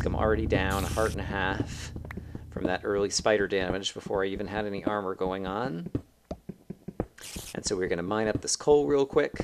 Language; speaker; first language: English; native; English